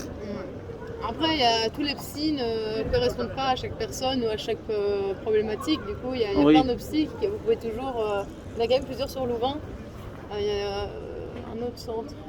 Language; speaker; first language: French; native; French